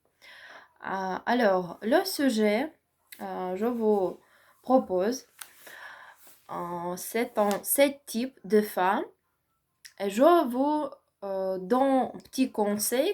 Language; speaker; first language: French; non-native, learner; Ukrainian